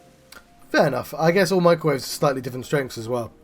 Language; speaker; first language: English; native; English